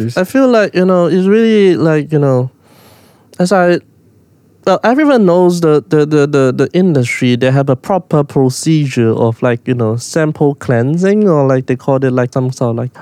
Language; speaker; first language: English; non-native, local second language; Cantonese